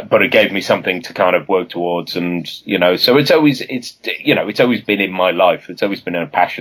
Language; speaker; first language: English; native; English